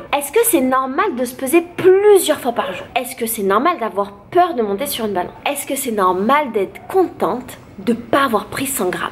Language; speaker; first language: French; native; French